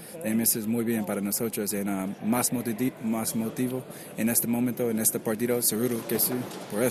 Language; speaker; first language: Spanish; non-native, learner; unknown